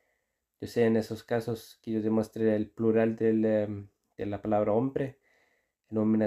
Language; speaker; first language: Spanish; non-native, fluent; Icelandic